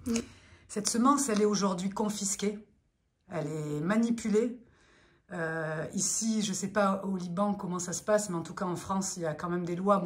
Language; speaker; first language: French; native; French